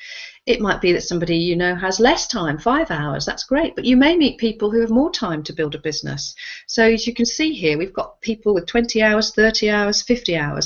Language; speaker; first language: English; native; English